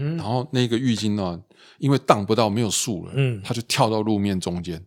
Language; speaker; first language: Chinese; native; Chinese